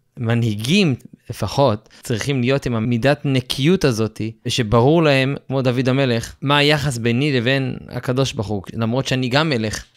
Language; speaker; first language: Hebrew; native; Hebrew